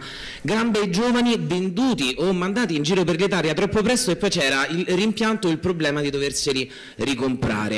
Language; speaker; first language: Italian; native; Italian